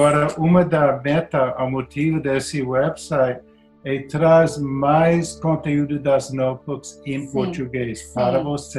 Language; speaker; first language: Portuguese; non-native, learner; English